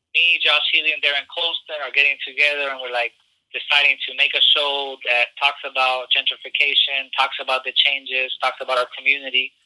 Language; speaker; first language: English; early bilingual, other home language; Spanish